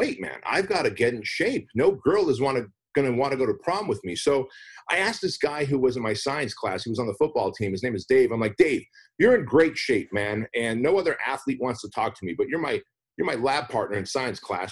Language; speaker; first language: English; early bilingual, other home language; Armenian